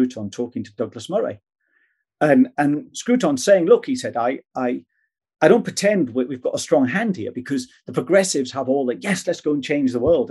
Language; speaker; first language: English; native; English